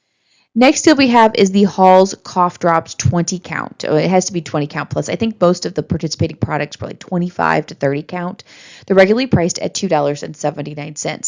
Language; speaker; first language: English; native; English